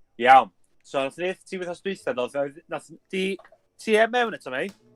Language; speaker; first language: Welsh; native; Welsh